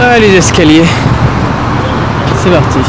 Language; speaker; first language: French; native; French